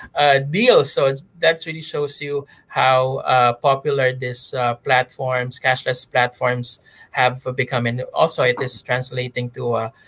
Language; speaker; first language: English; non-native, local second language; Pampanga